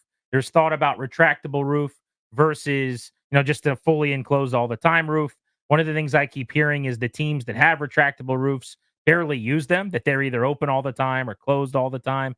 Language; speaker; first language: English; native; English